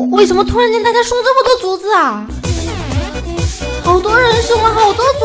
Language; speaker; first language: Chinese; native; Chinese